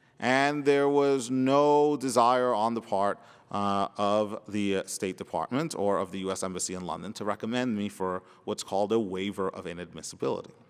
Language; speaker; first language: English; early bilingual, other home language; Spanish